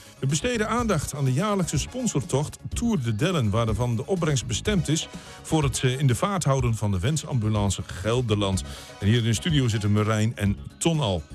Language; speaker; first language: Dutch; native; Dutch